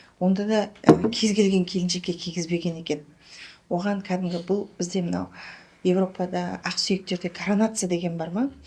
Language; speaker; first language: Kazakh; native; Kazakh